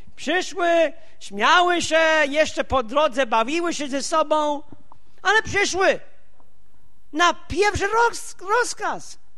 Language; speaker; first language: Polish; non-native, fluent; English